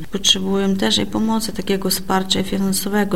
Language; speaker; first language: Polish; early bilingual, heritage; Polish